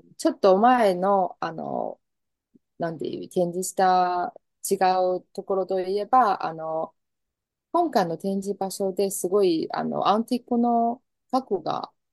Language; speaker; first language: Japanese; non-native, fluent; Chinese